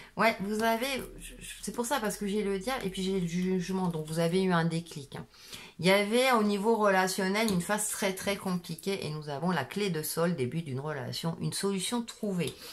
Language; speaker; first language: French; native; French